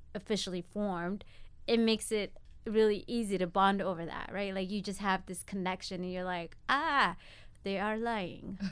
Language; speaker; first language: English; non-native, fluent; Amharic